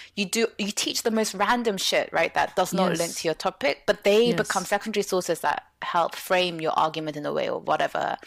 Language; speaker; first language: English; native; English